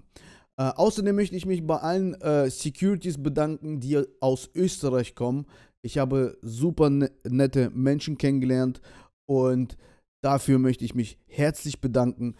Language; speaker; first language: German; early bilingual, other home language; Russian